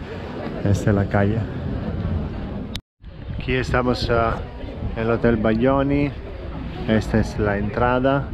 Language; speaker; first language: Spanish; non-native, fluent; Italian